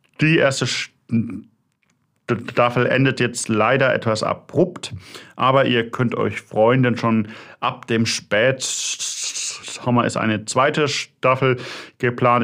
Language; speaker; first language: German; native; German